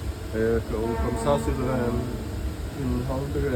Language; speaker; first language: French; non-native, learner; German